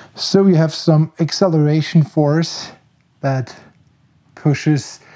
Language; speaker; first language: English; non-native, fluent; German